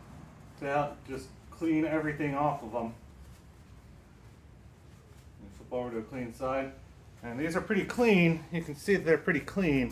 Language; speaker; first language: English; native; English